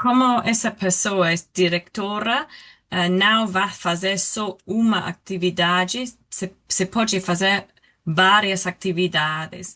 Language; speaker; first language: Portuguese; non-native, learner; English